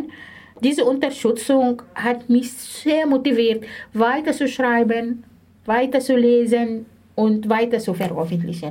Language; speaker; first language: German; non-native, fluent; Arabic